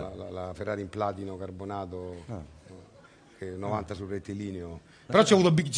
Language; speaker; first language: Italian; native; Italian